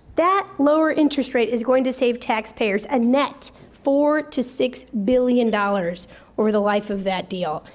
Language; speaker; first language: English; native; English